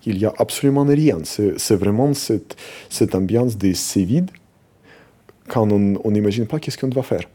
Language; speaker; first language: French; non-native, fluent; Russian